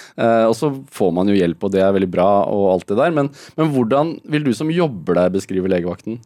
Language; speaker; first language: Norwegian; native; Norwegian